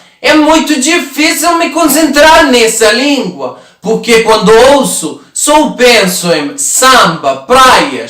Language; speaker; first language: Portuguese; non-native, learner; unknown